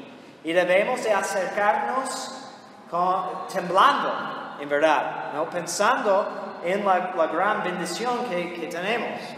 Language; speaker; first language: Spanish; non-native, fluent; English